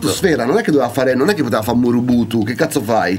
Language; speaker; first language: Italian; native; Italian